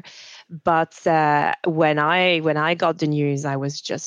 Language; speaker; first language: English; non-native, fluent; French